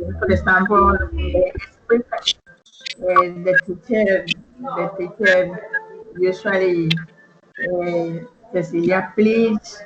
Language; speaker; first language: English; non-native, learner; Spanish